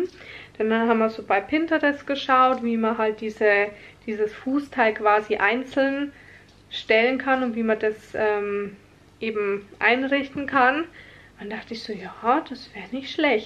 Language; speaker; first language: German; native; German